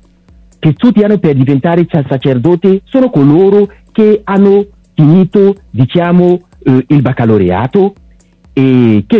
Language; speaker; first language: Italian; non-native, local second language; French